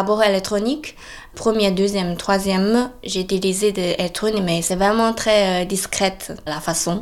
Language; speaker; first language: French; non-native, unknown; Chinese